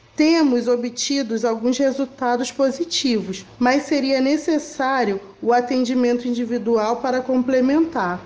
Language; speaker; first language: Portuguese; native; Portuguese